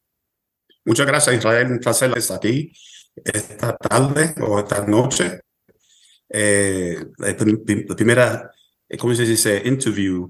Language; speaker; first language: Spanish; early bilingual, heritage; Spanish